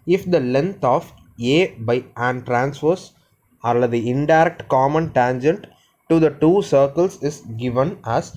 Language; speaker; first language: English; non-native, local second language; Tamil